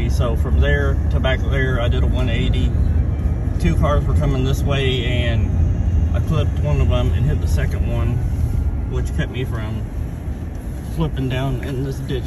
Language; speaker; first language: English; native; English